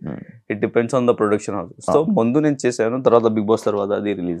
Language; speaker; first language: Telugu; non-native, learner; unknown